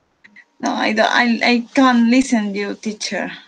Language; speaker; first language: English; non-native, learner; Spanish